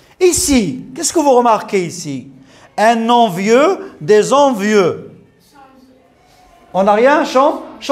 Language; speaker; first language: French; non-native, local second language; Arabic